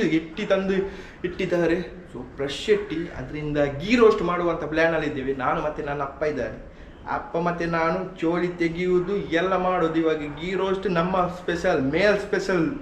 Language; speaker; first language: Kannada; non-native, local second language; Tulu